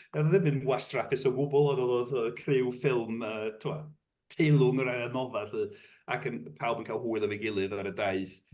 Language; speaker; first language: Welsh; non-native, fluent; English